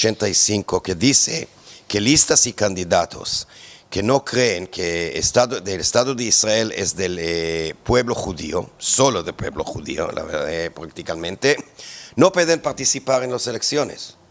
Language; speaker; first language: Spanish; non-native, fluent; Hebrew